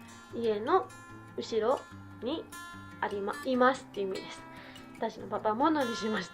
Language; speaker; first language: Japanese; non-native, fluent; Cebuano